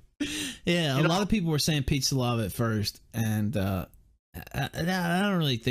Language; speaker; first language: English; native; English